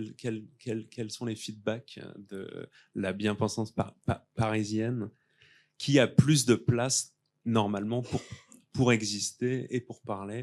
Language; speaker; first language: French; native; French